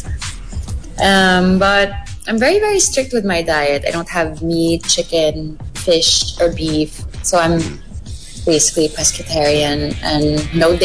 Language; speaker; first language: English; non-native, local second language; Filipino